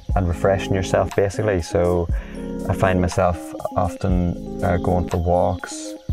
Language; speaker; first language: English; native; English